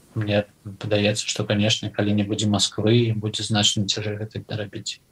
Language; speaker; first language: Belarusian; non-native, local second language; Russian